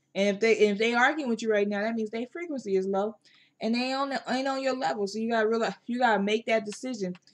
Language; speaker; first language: English; native; English